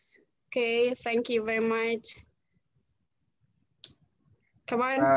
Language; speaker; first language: English; non-native, fluent; Indonesian